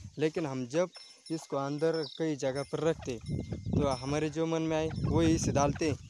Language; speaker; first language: Hindi; non-native, local second language; Marathi